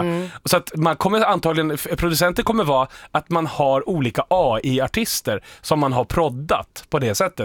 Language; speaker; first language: Swedish; native; Swedish